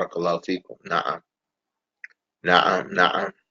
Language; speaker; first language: Arabic; non-native, fluent; English